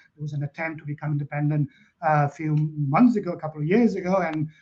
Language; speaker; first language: English; non-native, fluent; Catalan